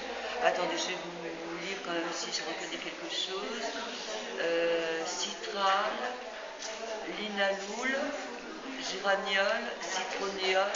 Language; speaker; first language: French; native; French